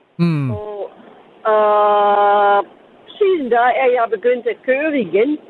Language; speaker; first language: Danish; non-native, fluent; Dutch